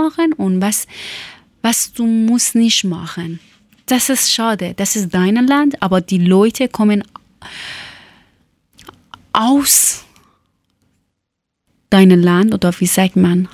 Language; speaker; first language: German; non-native, learner; Persian